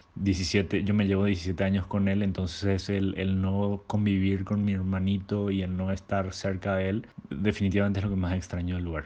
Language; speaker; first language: Spanish; native; Spanish